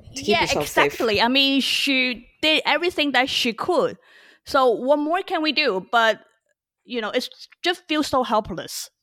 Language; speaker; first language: English; early bilingual, other home language; Chinese